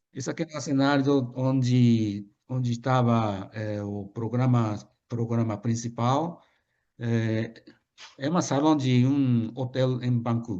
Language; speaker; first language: Portuguese; non-native, fluent; Japanese